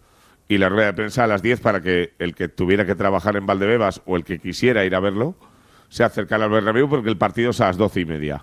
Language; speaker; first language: Spanish; native; Spanish